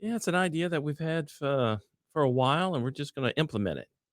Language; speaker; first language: English; native; English